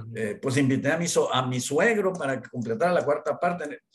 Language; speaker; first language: Spanish; native; Spanish